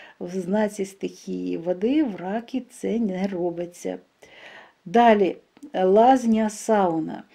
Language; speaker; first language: Ukrainian; non-native, local second language; Russian